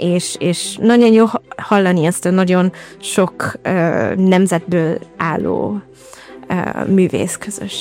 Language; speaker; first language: Hungarian; non-native, fluent; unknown